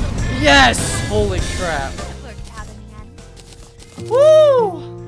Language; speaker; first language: English; native; English